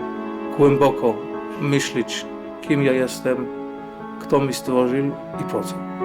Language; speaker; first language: Polish; non-native, fluent; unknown